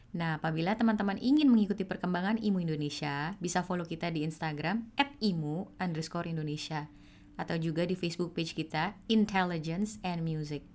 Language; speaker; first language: Indonesian; native; Indonesian